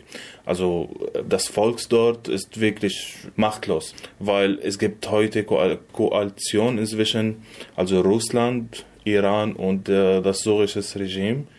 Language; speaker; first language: German; non-native, fluent; Arabic